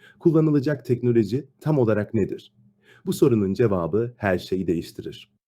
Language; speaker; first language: Turkish; native; Turkish